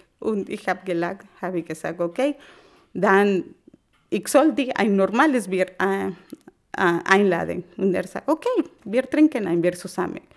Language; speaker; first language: German; non-native, learner; Spanish